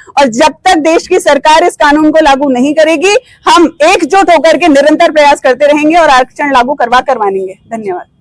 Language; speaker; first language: Hindi; native; Hindi